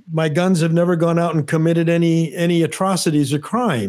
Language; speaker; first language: English; native; English